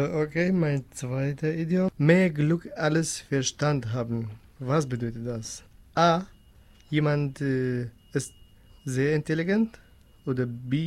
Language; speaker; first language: German; non-native, learner; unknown